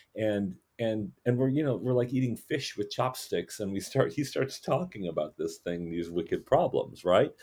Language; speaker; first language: English; native; English